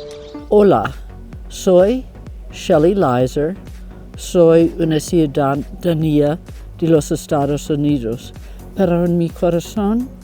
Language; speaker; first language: Spanish; non-native, learner; English